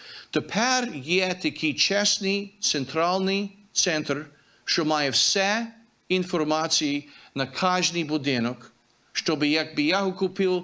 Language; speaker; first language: Ukrainian; early bilingual, heritage; Ukrainian